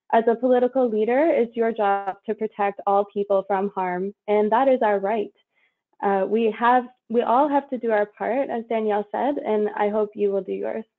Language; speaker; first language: English; native; English